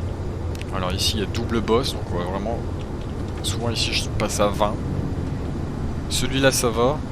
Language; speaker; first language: French; native; French